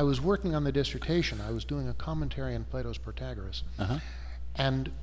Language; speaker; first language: English; native; English